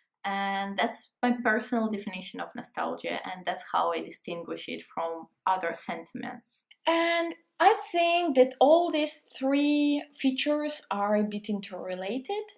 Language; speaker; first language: English; non-native, fluent; Russian